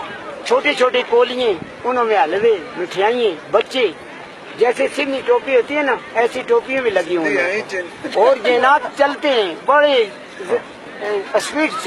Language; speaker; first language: Hindi; non-native, local second language; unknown